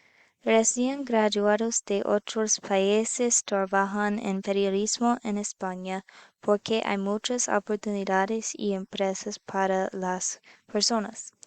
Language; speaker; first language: Spanish; non-native, learner; English